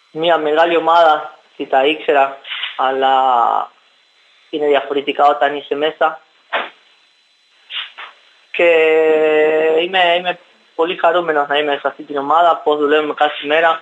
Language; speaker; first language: Greek; non-native, learner; Spanish